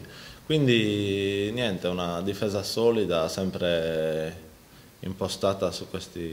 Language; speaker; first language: Italian; native; Italian